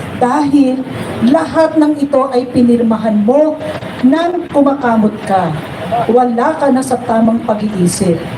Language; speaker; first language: Filipino; native; Filipino